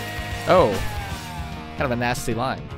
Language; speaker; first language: English; native; English